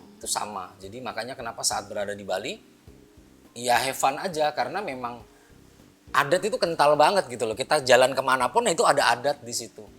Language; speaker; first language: Indonesian; native; Indonesian